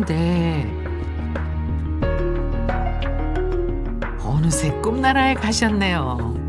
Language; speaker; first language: Korean; native; Korean